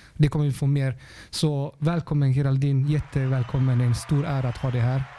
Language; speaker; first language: Swedish; early bilingual, other home language; Spanish